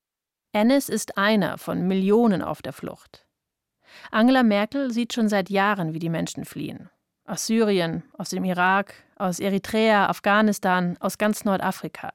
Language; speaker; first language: German; native; German